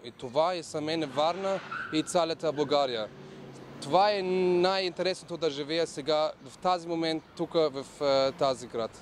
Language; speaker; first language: Bulgarian; non-native, learner; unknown